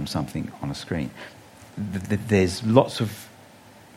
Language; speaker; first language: English; native; English